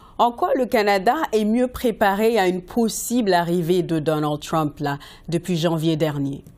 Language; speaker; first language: French; native; French